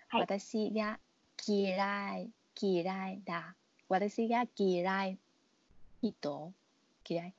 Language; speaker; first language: Japanese; non-native, learner; Vietnamese